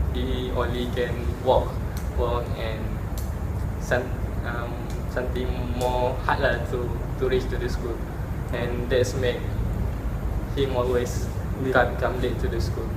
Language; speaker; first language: English; non-native, local second language; Malay